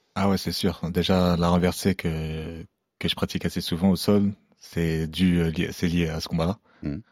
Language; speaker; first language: French; non-native, local second language; Arabic